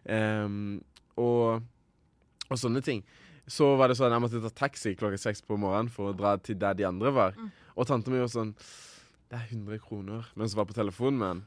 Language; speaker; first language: Norwegian; early bilingual, other home language; Kinyarwanda